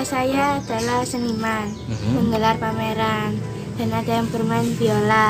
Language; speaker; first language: Indonesian; native; Indonesian